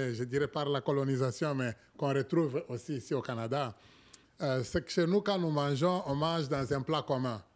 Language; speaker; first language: French; non-native, local second language; Swahili